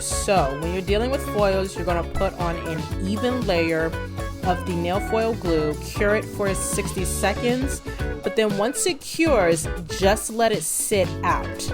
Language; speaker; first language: English; native; English